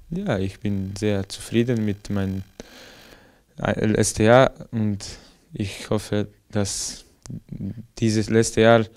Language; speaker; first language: German; non-native, learner; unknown